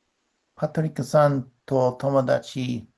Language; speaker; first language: Japanese; non-native, learner; English